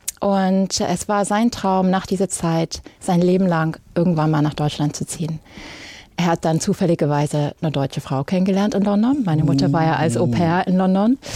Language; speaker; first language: German; early bilingual, other home language; English